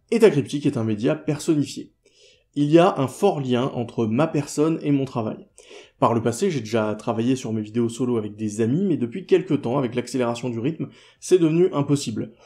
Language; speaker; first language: French; native; French